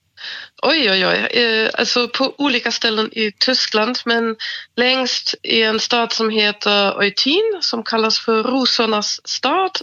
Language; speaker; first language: Swedish; non-native, fluent; German